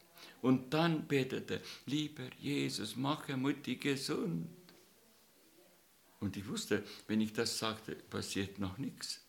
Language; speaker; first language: German; non-native, fluent; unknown